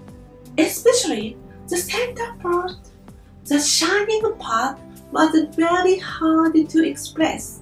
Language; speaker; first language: English; non-native, learner; Japanese